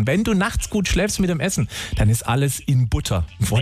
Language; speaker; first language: German; native; German